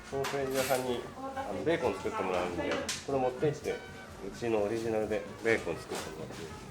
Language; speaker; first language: Japanese; native; Japanese